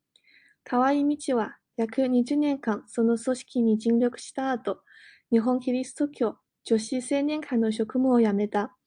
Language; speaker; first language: Japanese; non-native, learner; English